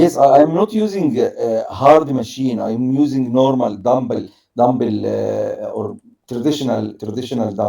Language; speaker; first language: English; non-native, learner; Arabic